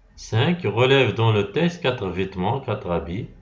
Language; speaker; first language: French; non-native, local second language; Arabic